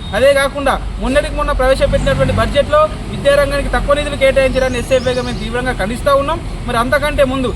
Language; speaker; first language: Telugu; native; Telugu